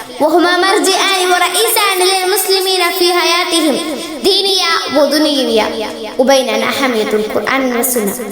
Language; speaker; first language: Arabic; non-native, learner; Malayalam